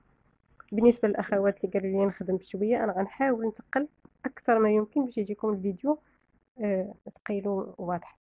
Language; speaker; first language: Arabic; native; Arabic